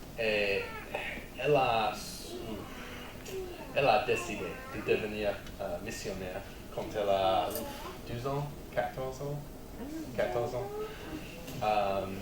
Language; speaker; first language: French; non-native, learner; English